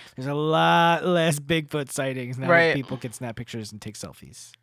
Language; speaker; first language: English; native; English